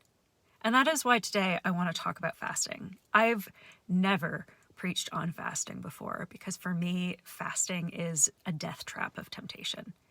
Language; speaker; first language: English; native; English